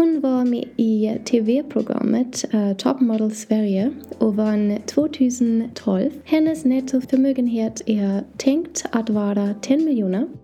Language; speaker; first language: Swedish; non-native, learner; English